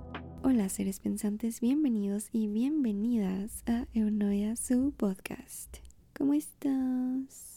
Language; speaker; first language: Spanish; native; Spanish